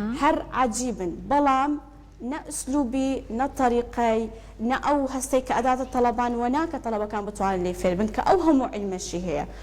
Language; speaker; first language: Central Kurdish; early bilingual, heritage; Central Kurdish